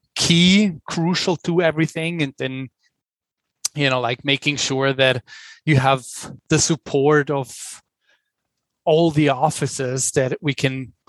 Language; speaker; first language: English; non-native, fluent; Swiss German